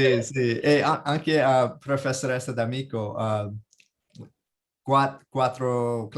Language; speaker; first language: Italian; non-native, learner; English